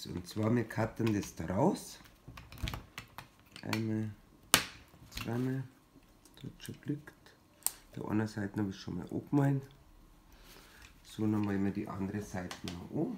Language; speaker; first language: German; native; German